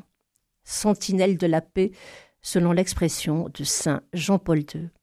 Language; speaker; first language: French; native; French